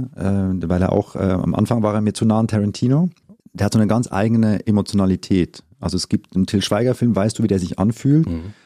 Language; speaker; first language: German; native; German